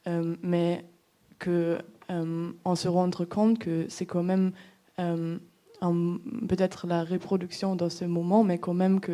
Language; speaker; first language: French; non-native, fluent; English